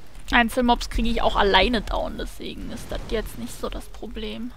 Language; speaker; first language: German; native; German